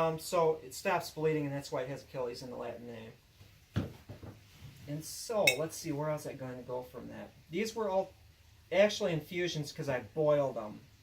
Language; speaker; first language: English; native; English